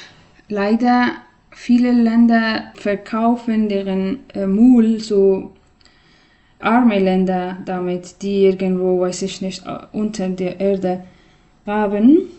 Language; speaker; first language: German; non-native, fluent; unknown